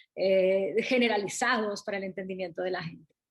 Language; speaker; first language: Spanish; native; Spanish